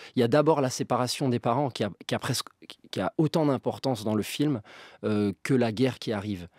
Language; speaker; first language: French; native; French